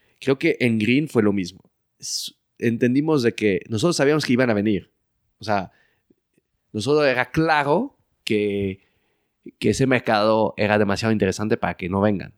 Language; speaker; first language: Spanish; early bilingual, heritage; French